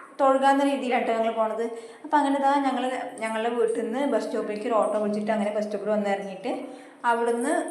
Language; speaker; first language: Malayalam; native; Malayalam